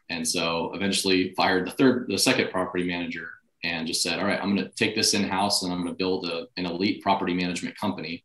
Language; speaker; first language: English; native; English